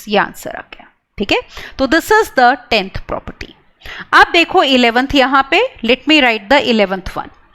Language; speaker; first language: Hindi; native; Hindi